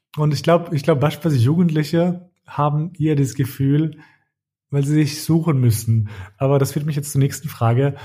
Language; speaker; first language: German; early bilingual, other home language; Albanian